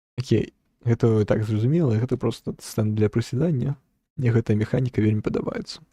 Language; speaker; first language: Belarusian; non-native, local second language; Russian